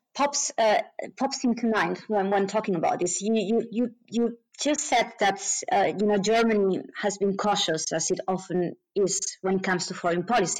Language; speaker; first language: English; non-native, fluent; Spanish